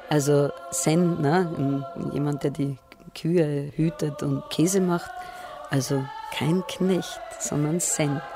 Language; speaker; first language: German; native; German